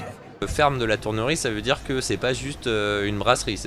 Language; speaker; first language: French; native; French